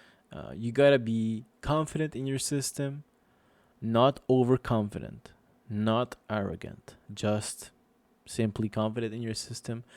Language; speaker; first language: English; non-native, fluent; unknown